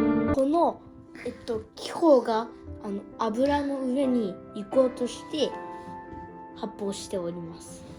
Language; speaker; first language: Japanese; early bilingual, other home language; Uyghur